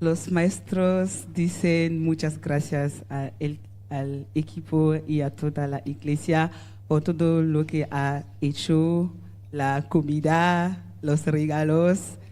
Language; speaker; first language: Spanish; non-native, learner; French